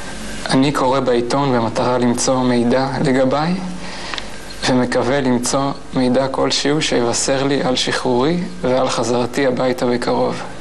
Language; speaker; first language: Hebrew; native; Hebrew